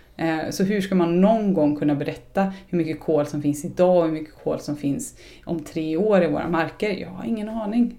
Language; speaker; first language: Swedish; native; Swedish